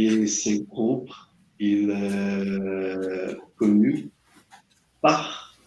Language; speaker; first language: French; non-native, learner; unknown